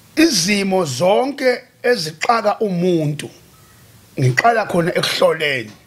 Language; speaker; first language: Zulu; native; Zulu